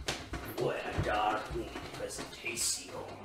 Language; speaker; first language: Spanish; non-native, learner; English